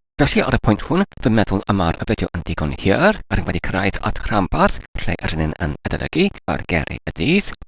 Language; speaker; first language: Welsh; non-native, learner; English